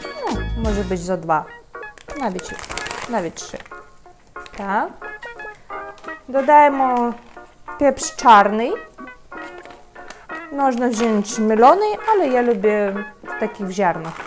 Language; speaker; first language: Polish; non-native, fluent; Ukrainian